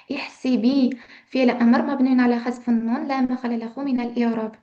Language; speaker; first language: Arabic; non-native, learner; Uzbek